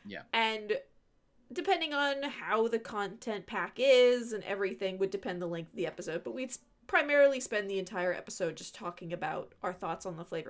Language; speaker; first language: English; native; English